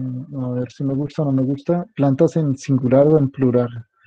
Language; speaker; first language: Spanish; native; Spanish